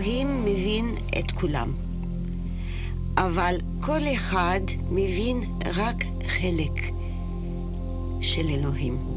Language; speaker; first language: Hebrew; non-native, fluent; French